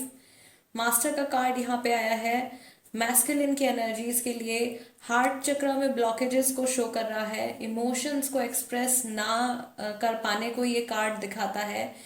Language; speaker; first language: Hindi; native; Hindi